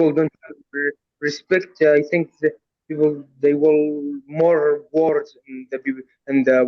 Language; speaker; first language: English; non-native, learner; Arabic